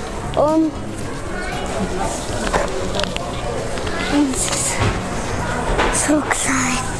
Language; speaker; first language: German; early bilingual, other home language; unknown